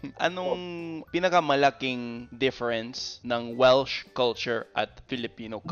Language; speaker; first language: Filipino; non-native, fluent; English